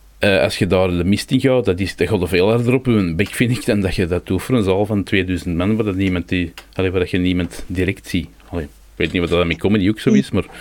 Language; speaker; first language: Dutch; native; Dutch